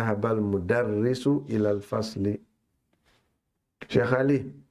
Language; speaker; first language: Arabic; non-native, fluent; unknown